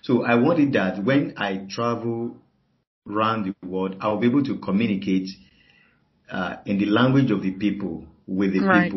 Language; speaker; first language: English; non-native, local second language; Yoruba